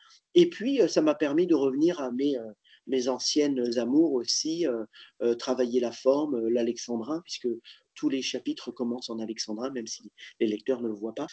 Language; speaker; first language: French; native; French